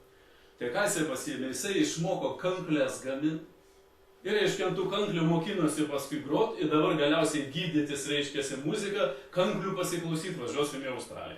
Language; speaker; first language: Lithuanian; native; Lithuanian